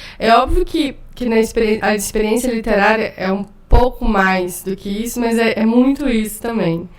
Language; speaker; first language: Portuguese; native; Portuguese